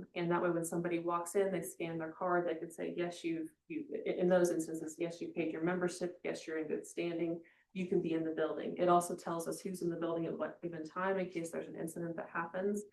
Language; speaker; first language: English; native; English